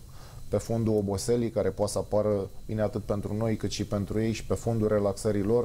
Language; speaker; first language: Romanian; native; Romanian